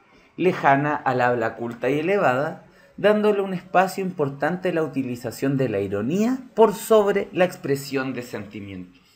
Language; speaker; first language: Spanish; native; Spanish